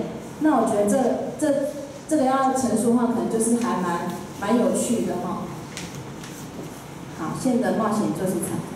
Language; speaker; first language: Chinese; native; Chinese